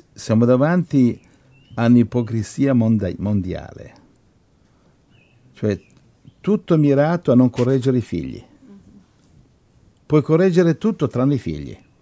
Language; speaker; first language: Italian; native; Italian